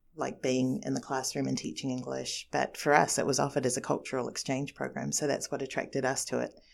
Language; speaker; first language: English; native; English